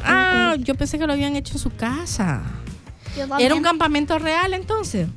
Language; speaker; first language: Spanish; native; Spanish